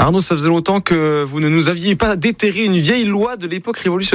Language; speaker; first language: French; native; French